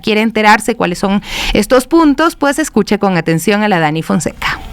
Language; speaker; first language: Spanish; native; Spanish